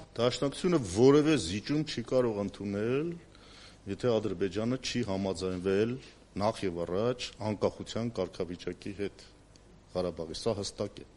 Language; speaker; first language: Armenian; native; Armenian